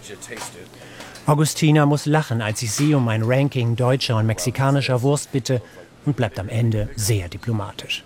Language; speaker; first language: German; native; German